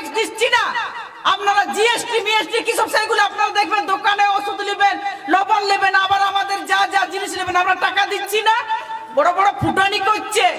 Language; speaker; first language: Bangla; non-native, local second language; Santali